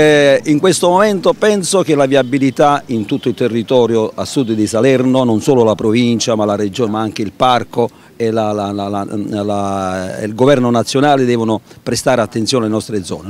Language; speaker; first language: Italian; native; Italian